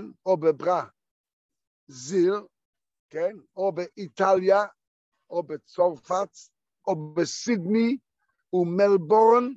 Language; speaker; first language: Hebrew; non-native, fluent; Yiddish